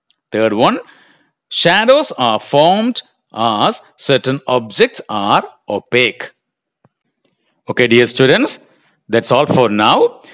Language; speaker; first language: English; non-native, local second language; Malayalam